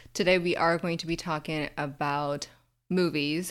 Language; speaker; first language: English; native; English